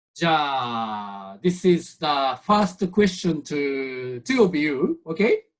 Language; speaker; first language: English; non-native, learner; Japanese